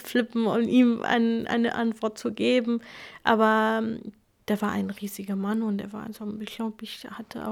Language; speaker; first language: German; non-native, fluent; Kurdish